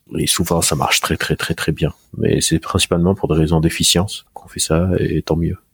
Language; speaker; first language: French; non-native, local second language; Arabic